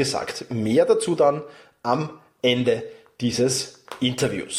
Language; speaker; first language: German; native; German